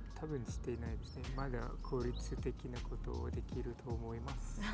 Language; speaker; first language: Japanese; non-native, learner; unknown